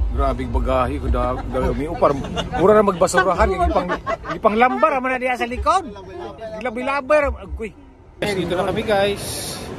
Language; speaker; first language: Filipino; non-native, local second language; Cebuano